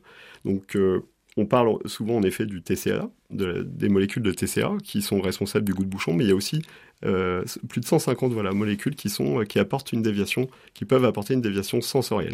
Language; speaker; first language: French; native; French